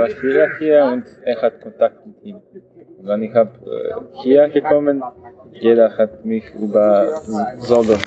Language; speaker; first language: German; non-native, learner; Croatian